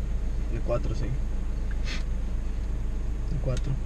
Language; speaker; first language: Portuguese; non-native, learner; Nepali